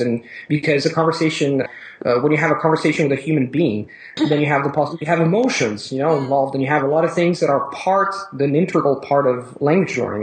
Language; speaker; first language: English; non-native, fluent; Italian